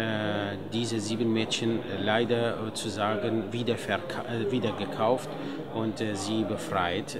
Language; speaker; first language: German; non-native, fluent; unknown